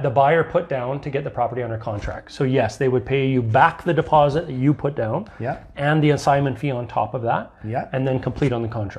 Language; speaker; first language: English; native; English